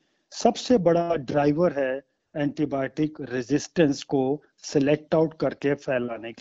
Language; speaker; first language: Hindi; native; Hindi